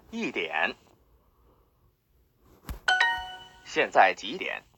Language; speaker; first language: Chinese; non-native, learner; English